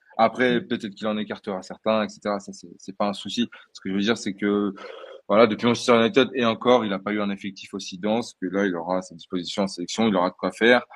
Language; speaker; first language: French; early bilingual, other home language; Portuguese